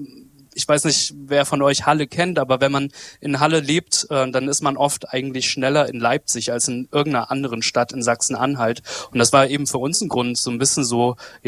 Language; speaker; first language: German; native; German